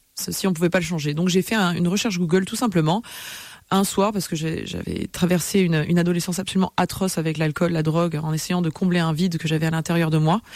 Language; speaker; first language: French; native; French